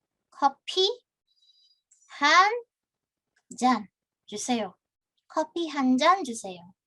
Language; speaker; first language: Korean; non-native, fluent; Indonesian